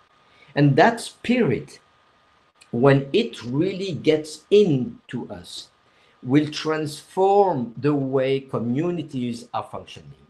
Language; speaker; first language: English; non-native, fluent; French